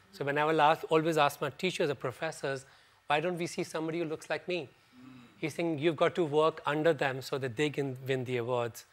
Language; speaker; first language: English; non-native, local second language; Punjabi